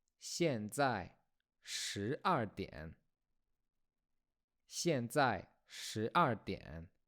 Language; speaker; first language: Chinese; non-native, fluent; Polish